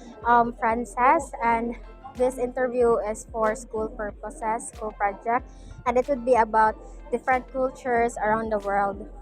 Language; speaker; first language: English; non-native, local second language; Cebuano